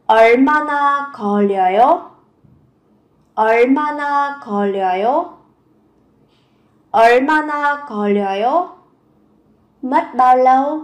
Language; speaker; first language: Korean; non-native, fluent; Vietnamese